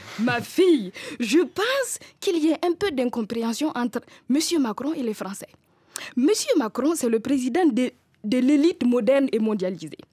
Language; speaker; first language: French; non-native, local second language; Mossi